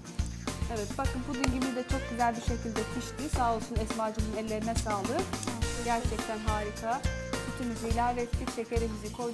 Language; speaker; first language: Turkish; native; Turkish